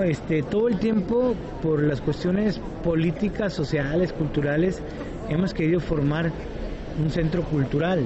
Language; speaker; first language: Spanish; native; Spanish